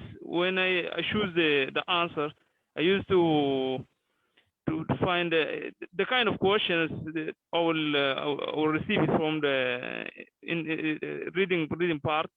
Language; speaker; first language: English; non-native, learner; Arabic